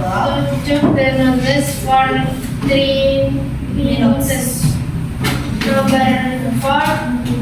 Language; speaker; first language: English; non-native, learner; Indonesian